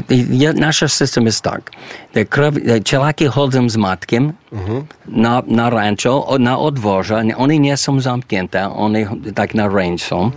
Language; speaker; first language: Polish; early bilingual, heritage; English